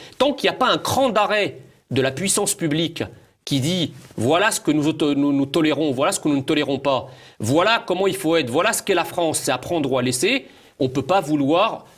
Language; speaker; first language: French; early bilingual, other home language; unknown